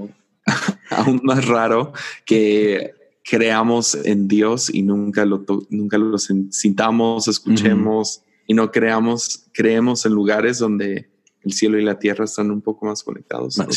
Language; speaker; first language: Spanish; native; Spanish